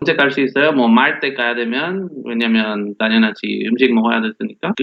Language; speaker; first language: Korean; non-native, learner; Spanish